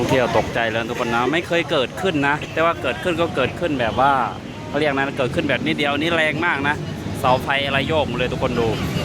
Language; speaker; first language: Thai; non-native, fluent; Lao